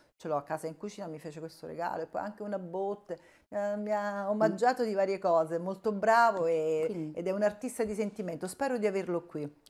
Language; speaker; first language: Italian; native; Italian